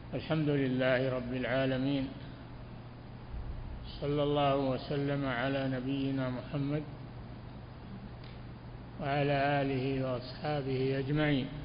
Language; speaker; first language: Arabic; native; Arabic